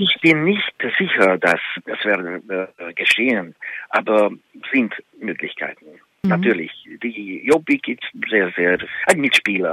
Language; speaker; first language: German; non-native, fluent; Hungarian